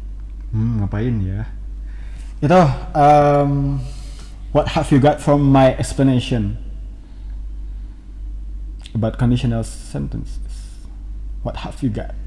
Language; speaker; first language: English; non-native, fluent; Indonesian